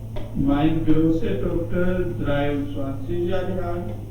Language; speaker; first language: German; non-native, learner; Urdu